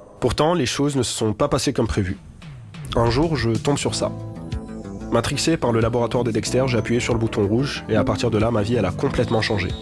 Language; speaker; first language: French; non-native, local second language; Arabic